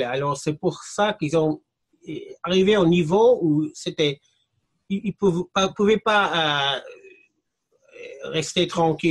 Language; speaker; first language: French; non-native, fluent; English